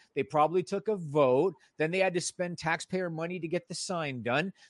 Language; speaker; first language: English; native; English